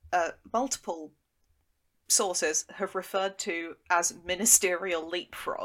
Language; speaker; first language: English; native; English